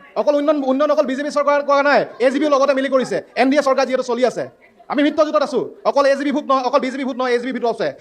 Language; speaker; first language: Assamese; non-native, local second language; Mising